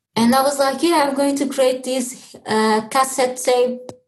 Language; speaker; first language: English; early bilingual, other home language; Portuguese